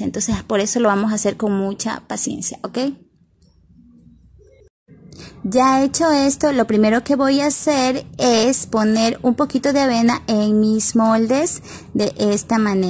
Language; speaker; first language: Spanish; native; Spanish